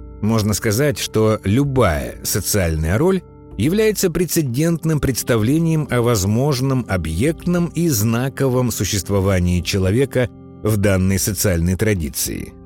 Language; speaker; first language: Russian; native; Russian